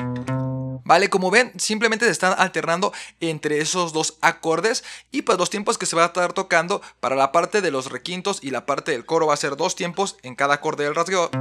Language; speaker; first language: Spanish; native; Spanish